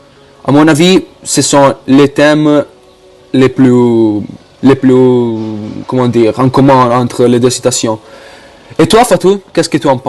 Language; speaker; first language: French; non-native, learner; Italian